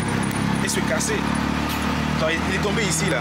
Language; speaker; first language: French; native; French